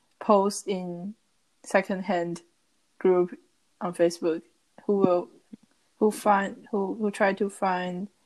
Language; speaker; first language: English; non-native, learner; Chinese